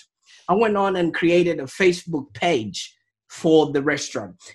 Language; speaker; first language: English; non-native, local second language; Shona